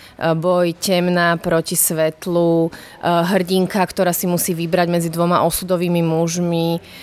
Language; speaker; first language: Slovak; native; Slovak